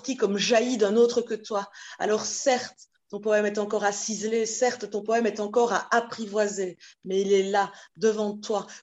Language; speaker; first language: French; native; French